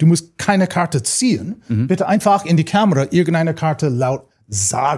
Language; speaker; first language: German; non-native, fluent; English